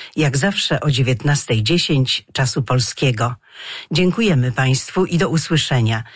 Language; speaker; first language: Polish; native; Polish